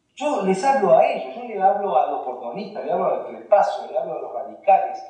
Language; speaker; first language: Spanish; early bilingual, other home language; Hungarian